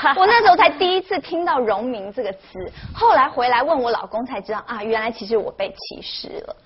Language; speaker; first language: Chinese; native; Chinese